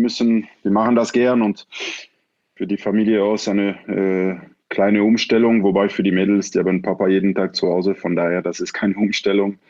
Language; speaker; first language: German; non-native, fluent; French